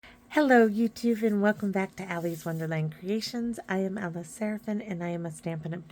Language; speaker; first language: English; native; English